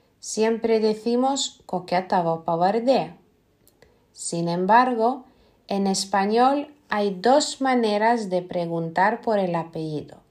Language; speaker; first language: Spanish; non-native, fluent; Lithuanian